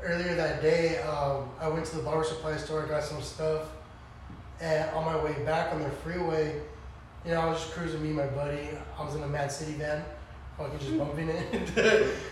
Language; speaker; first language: English; native; English